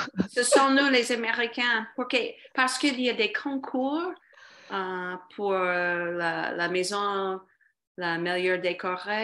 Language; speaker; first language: French; non-native, fluent; English